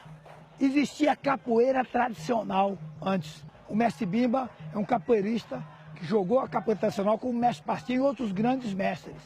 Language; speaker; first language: Portuguese; native; Portuguese